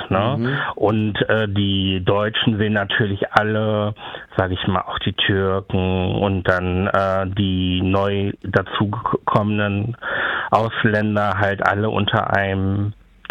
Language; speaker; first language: German; native; German